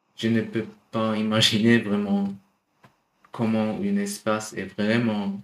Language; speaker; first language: French; non-native, learner; German